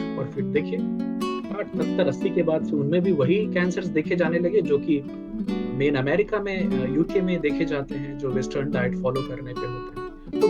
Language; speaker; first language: Hindi; native; Hindi